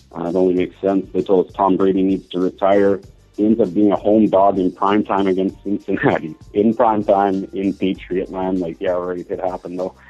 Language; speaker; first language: English; native; English